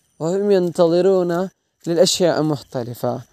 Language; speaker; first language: Arabic; non-native, learner; Malayalam